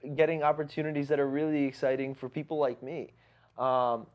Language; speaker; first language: English; early bilingual, other home language; Hindi